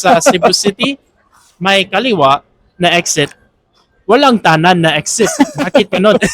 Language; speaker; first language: Filipino; non-native, fluent; English